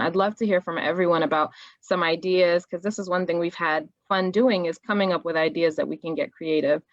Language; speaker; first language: English; native; English